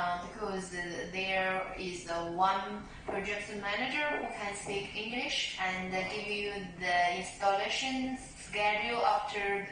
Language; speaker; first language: English; non-native, learner; Chinese